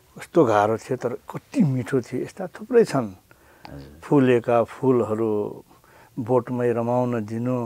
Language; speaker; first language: Nepali; non-native, local second language; Newari